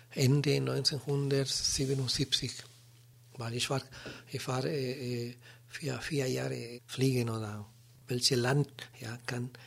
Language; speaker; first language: German; non-native, learner; Spanish